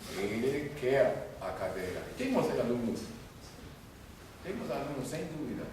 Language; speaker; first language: Portuguese; non-native, fluent; German